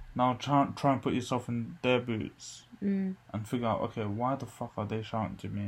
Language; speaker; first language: English; native; English